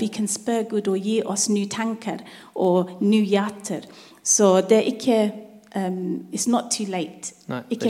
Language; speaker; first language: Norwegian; non-native, learner; English